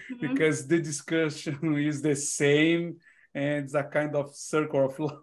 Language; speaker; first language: English; non-native, learner; Portuguese